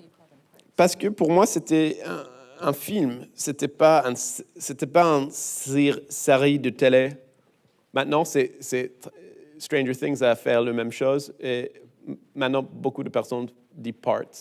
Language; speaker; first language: French; non-native, learner; English